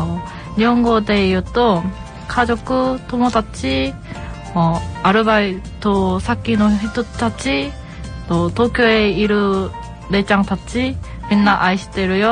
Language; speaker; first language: Japanese; non-native, learner; Korean